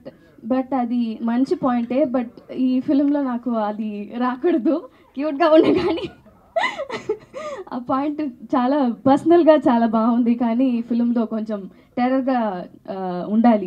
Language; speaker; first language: Telugu; non-native, learner; Tamil